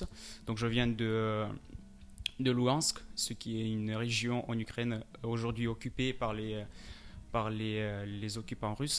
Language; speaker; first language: French; non-native, fluent; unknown